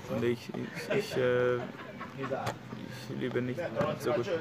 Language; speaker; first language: German; non-native, learner; Hungarian